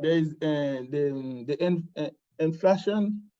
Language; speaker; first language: English; non-native, learner; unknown